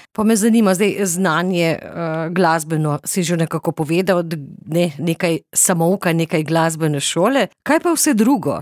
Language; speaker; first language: Slovenian; native; Slovenian